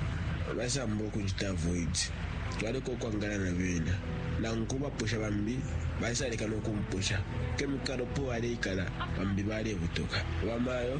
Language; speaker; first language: English; non-native, local second language; Bemba